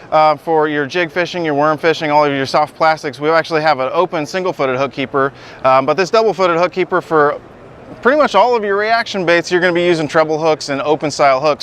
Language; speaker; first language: English; native; English